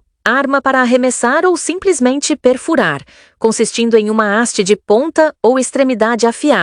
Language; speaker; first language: Portuguese; native; Portuguese